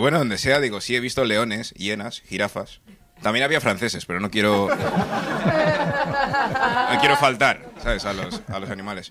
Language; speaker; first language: Spanish; early bilingual, other home language; English